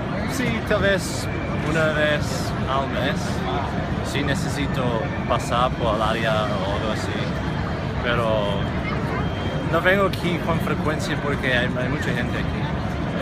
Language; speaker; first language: Spanish; non-native, fluent; English